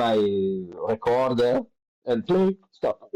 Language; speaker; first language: English; non-native, learner; Italian